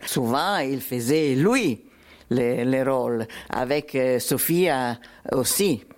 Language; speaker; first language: French; non-native, learner; Italian